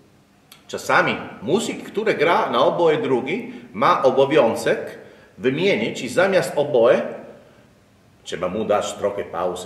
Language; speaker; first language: Polish; non-native, learner; Italian